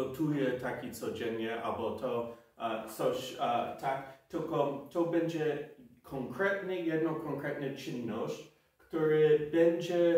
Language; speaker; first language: Polish; non-native, fluent; English